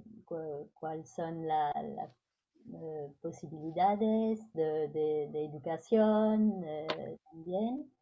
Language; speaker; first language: Spanish; non-native, fluent; French